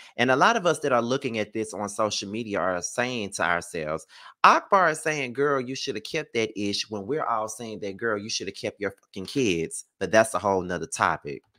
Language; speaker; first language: English; native; English